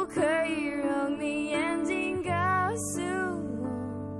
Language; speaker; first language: English; non-native, local second language; Cantonese